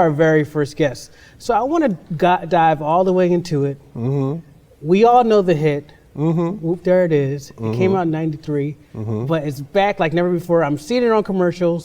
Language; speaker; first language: English; native; English